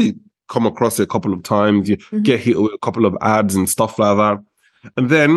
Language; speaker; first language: English; non-native, local second language; Yoruba